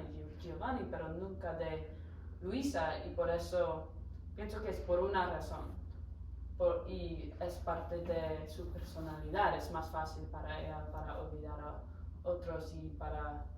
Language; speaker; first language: Spanish; non-native, learner; English